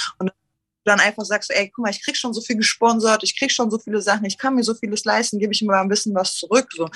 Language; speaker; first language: German; early bilingual, other home language; Turkish